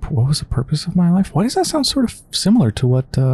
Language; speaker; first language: English; native; English